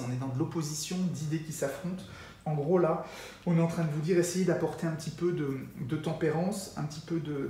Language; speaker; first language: French; native; French